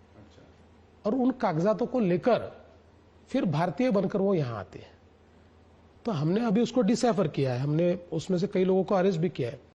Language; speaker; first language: Hindi; non-native, local second language; Marathi